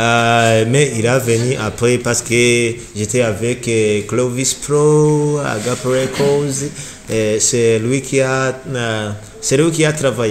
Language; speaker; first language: French; non-native, learner; Rundi